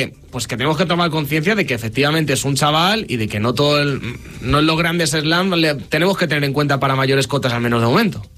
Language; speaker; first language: Spanish; native; Spanish